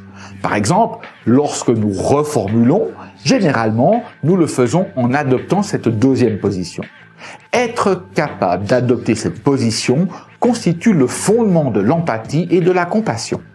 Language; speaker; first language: French; native; French